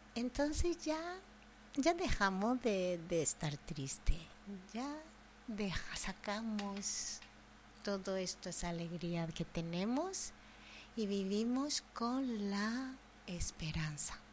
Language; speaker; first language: Spanish; non-native, fluent; Japanese